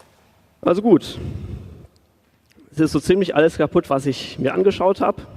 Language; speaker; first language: German; native; German